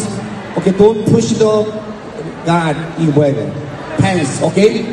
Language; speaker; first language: English; non-native, learner; Korean